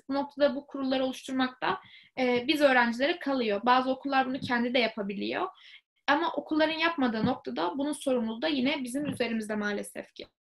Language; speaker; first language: Turkish; native; Turkish